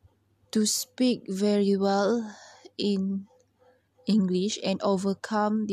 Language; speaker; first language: English; non-native, learner; Malay